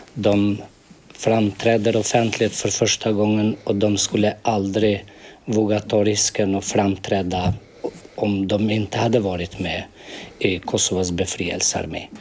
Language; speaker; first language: Swedish; early bilingual, other home language; Albanian